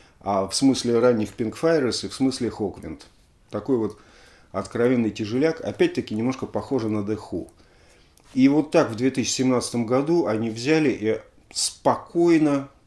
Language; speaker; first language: Russian; native; Russian